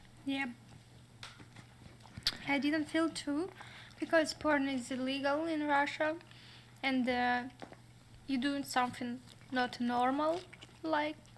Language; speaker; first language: English; non-native, learner; Russian